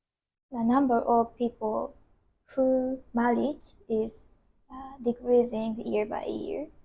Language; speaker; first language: English; non-native, learner; Japanese